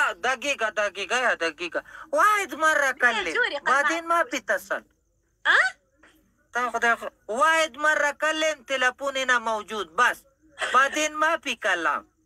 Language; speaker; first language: Arabic; non-native, learner; Pashto